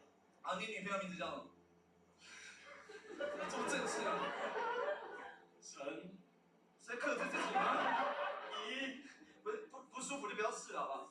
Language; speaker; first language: Chinese; native; Chinese